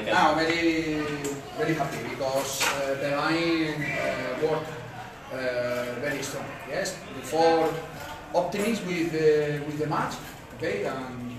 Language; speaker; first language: English; non-native, learner; Spanish